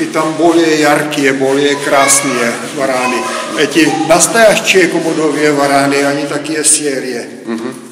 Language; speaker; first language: Russian; non-native, fluent; Czech